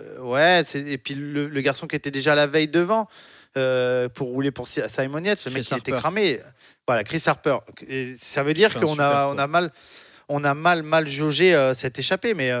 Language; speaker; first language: French; native; French